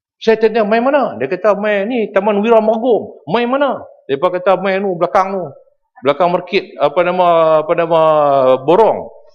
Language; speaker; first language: Malay; native; Malay